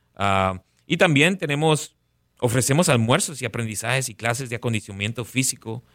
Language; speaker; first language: Spanish; native; Spanish